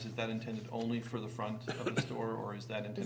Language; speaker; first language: English; native; English